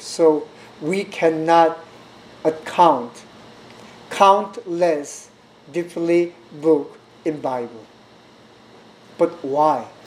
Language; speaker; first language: English; non-native, learner; Korean